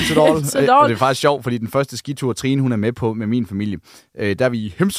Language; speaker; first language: Danish; native; Danish